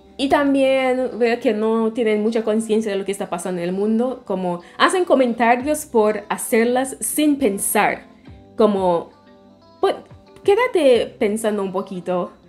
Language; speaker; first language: Spanish; non-native, fluent; English